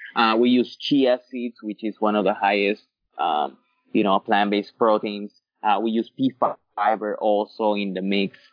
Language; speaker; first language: English; early bilingual, other home language; Spanish